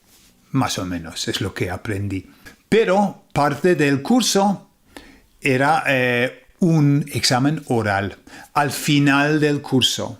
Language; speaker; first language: Spanish; non-native, fluent; English